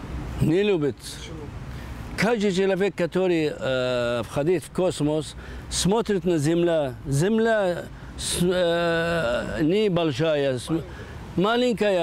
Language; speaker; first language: Russian; non-native, fluent; Arabic